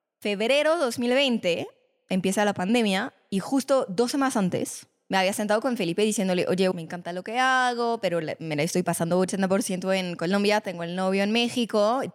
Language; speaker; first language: Spanish; non-native, fluent; French